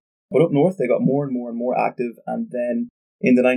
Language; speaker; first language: English; native; English